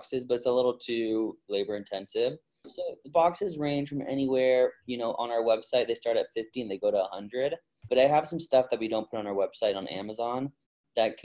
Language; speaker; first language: English; native; English